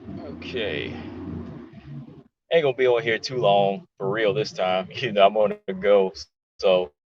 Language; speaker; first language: English; native; English